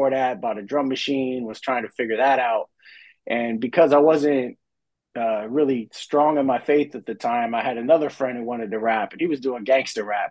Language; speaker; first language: English; native; English